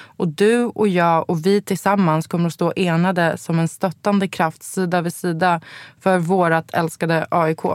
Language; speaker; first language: Swedish; native; Swedish